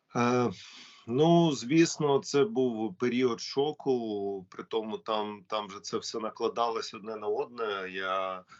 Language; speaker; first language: Ukrainian; non-native, local second language; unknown